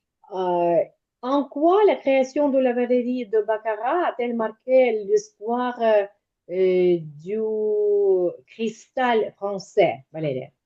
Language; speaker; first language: French; non-native, fluent; Ukrainian